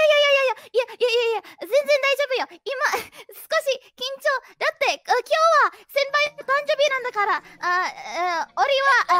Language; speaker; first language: Japanese; non-native, learner; Indonesian